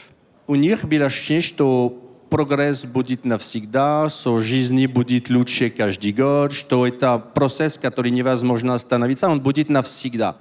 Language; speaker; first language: Russian; non-native, learner; French